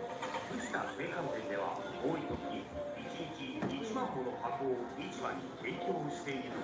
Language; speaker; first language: Japanese; native; Japanese